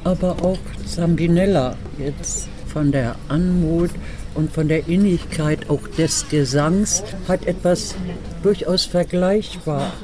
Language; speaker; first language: German; native; German